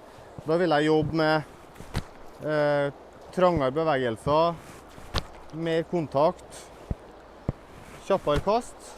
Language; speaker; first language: Norwegian; native; Norwegian